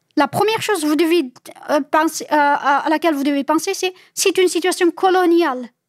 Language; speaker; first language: French; non-native, fluent; Chinese